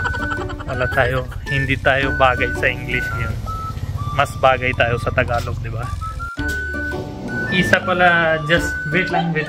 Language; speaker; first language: Filipino; non-native, learner; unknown